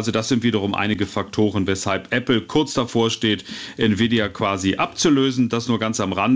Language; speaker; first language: German; native; German